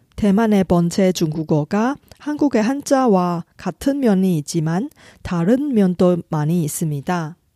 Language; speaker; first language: Korean; non-native, fluent; Chinese